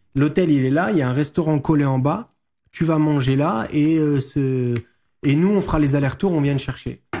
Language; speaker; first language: French; native; French